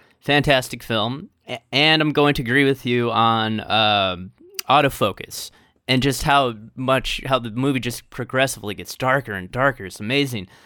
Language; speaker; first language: English; native; English